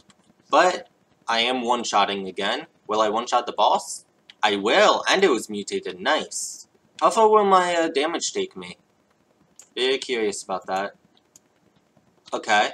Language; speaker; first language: English; native; English